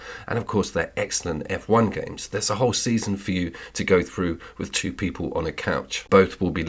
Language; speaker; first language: English; native; English